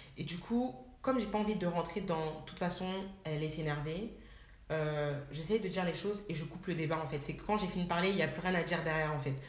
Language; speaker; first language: French; native; French